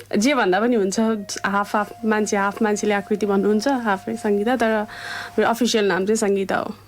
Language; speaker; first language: Nepali; native; Nepali